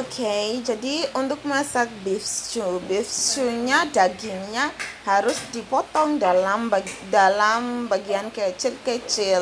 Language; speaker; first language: Indonesian; non-native, fluent; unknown